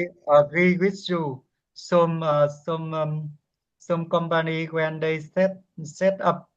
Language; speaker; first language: English; non-native, learner; Vietnamese